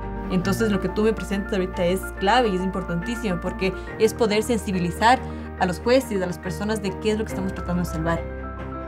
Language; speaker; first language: Spanish; native; Spanish